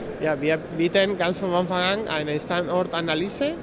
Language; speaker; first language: German; non-native, fluent; Spanish